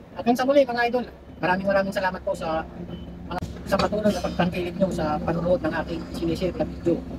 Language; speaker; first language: Filipino; native; Filipino